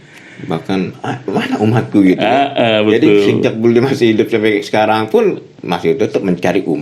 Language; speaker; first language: Indonesian; native; Indonesian